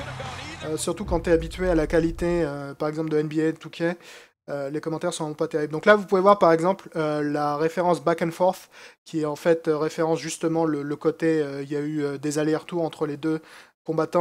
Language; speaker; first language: French; native; French